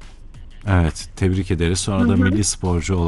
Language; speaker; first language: Turkish; native; Turkish